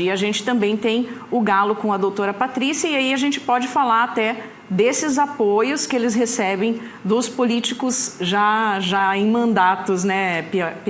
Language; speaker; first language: Portuguese; native; Portuguese